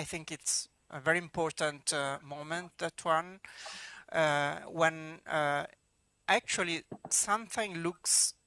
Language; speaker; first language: English; non-native, fluent; Italian